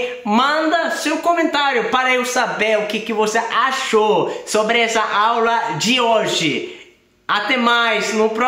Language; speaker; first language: Portuguese; non-native, fluent; Swedish